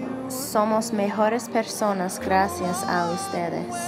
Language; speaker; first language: Spanish; non-native, fluent; English